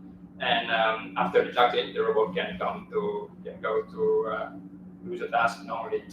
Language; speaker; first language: English; non-native, fluent; Vietnamese